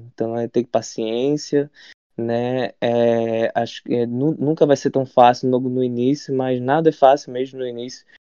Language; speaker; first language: Portuguese; native; Portuguese